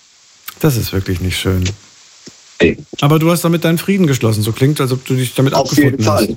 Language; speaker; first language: German; native; German